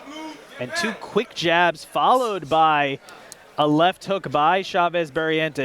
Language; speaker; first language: English; native; English